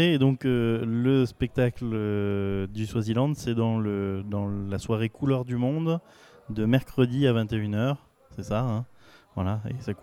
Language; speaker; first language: French; native; French